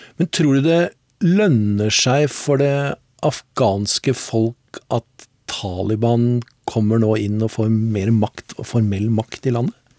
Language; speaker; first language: Norwegian; native; Norwegian